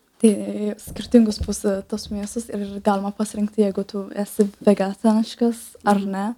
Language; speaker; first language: Lithuanian; non-native, learner; Tigrinya